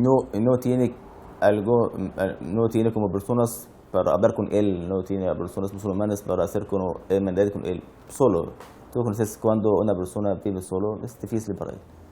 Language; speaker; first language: Spanish; non-native, learner; Arabic